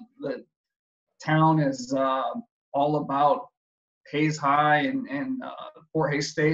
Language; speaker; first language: English; native; English